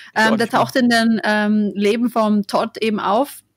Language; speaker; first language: German; native; German